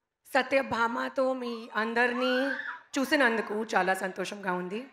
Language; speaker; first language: Telugu; non-native, learner; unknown